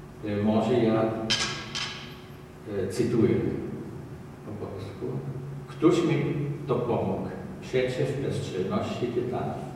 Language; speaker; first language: Polish; non-native, learner; German